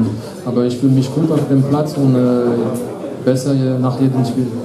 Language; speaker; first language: German; non-native, fluent; French